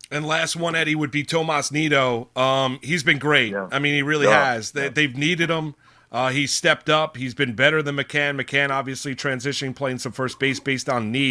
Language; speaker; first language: English; native; English